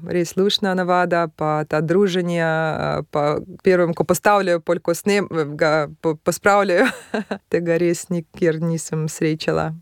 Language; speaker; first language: Slovenian; non-native, fluent; Russian